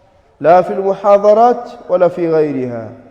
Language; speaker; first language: Arabic; non-native, fluent; Swahili